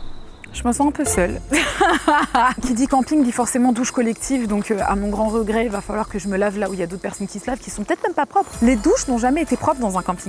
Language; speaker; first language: French; native; French